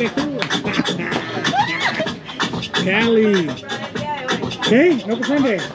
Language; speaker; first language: Spanish; non-native, learner; English